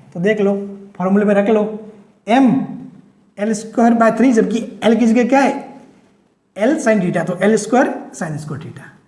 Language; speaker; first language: Hindi; native; Hindi